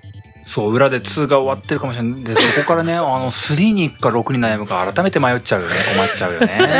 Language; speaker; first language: Japanese; native; Japanese